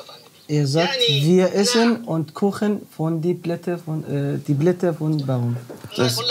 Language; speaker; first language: German; non-native, learner; Arabic